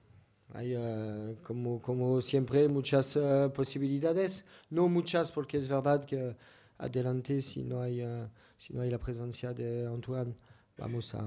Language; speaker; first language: Spanish; non-native, fluent; French